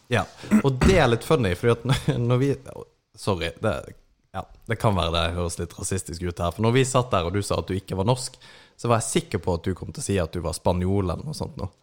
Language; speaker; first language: Norwegian; native; Norwegian